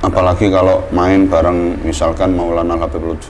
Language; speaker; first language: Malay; non-native, local second language; Javanese